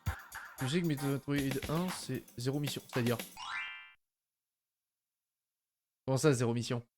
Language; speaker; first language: French; native; French